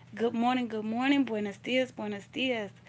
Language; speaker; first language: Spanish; non-native, learner; English